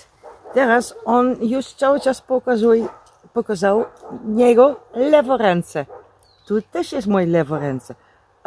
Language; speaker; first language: Polish; non-native, learner; Dutch